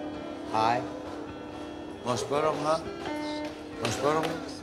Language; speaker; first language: Danish; non-native, local second language; Kalaallisut